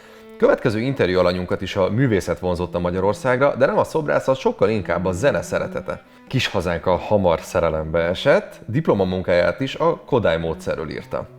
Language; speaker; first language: Hungarian; native; Hungarian